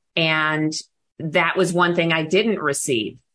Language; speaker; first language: English; native; English